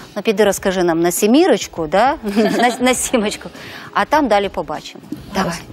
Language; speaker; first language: Ukrainian; native; Ukrainian